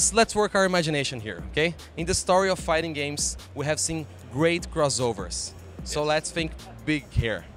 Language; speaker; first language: English; non-native, fluent; Portuguese